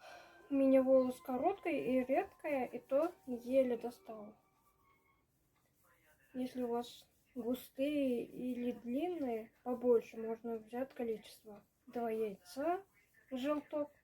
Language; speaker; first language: Russian; non-native, local second language; Uzbek